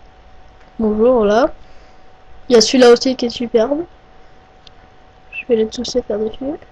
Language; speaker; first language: French; native; French